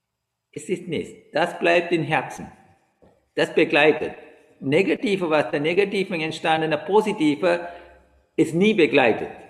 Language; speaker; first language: German; non-native, learner; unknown